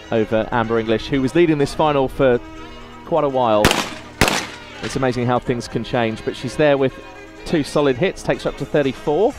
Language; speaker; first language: English; native; English